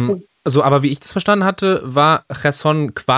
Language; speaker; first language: German; native; German